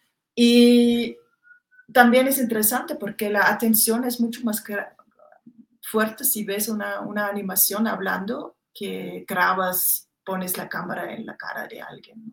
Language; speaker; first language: Spanish; non-native, fluent; German